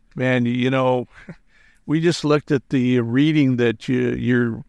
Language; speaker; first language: English; native; English